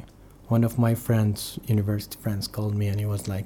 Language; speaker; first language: English; non-native, fluent; Arabic